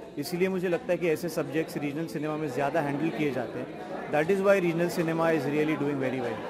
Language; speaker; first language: Hindi; native; Hindi